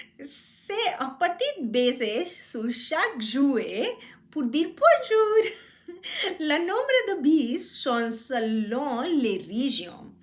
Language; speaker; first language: French; non-native, learner; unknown